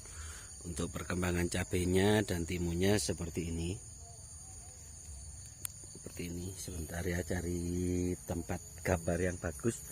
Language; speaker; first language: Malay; non-native, local second language; Javanese